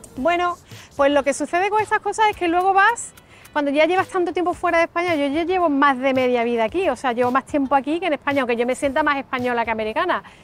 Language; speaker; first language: Spanish; native; Spanish